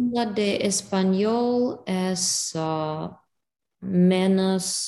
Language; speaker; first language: Spanish; non-native, learner; English